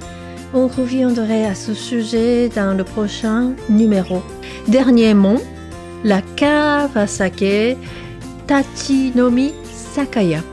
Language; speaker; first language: French; non-native, fluent; Japanese